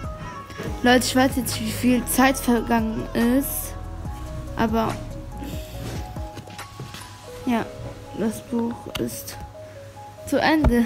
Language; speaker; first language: German; early bilingual, other home language; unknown